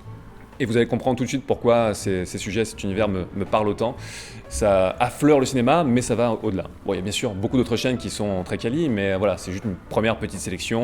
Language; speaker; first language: French; native; French